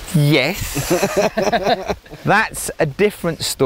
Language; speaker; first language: English; native; English